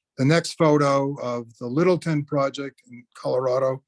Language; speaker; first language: English; native; English